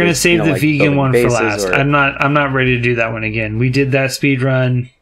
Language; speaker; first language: English; native; English